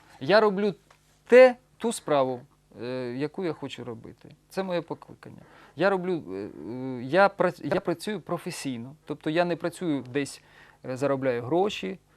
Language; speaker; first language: Ukrainian; non-native, local second language; Russian